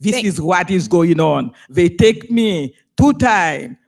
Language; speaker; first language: English; non-native, learner; Haitian Creole